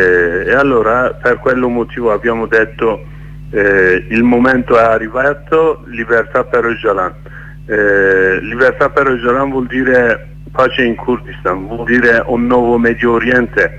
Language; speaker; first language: Italian; non-native, learner; Kurdish